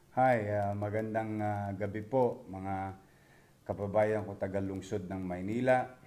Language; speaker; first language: Filipino; native; Filipino